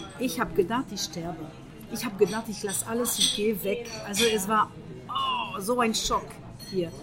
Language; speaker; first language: German; non-native, fluent; French